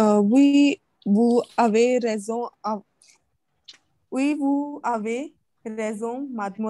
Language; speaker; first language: French; non-native, learner; Hindi